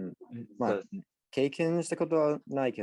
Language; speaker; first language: Japanese; non-native, learner; English